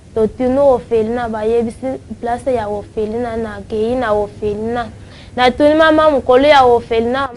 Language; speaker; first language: Lingala; non-native, local second language; Luba-Lulua